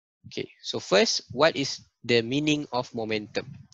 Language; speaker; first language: English; non-native, local second language; Malay